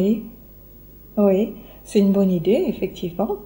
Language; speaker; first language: French; native; French